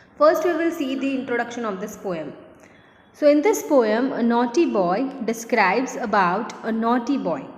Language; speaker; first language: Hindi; non-native, local second language; Gujarati